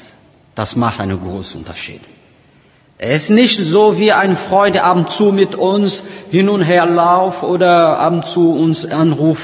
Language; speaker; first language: German; non-native, learner; Portuguese